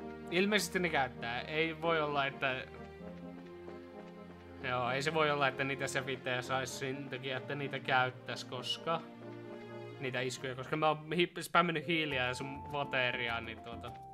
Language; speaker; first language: Finnish; native; Finnish